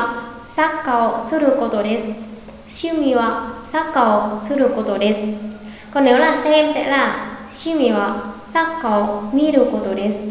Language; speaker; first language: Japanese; non-native, fluent; Vietnamese